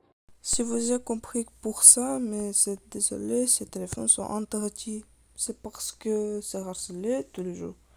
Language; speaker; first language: French; non-native, learner; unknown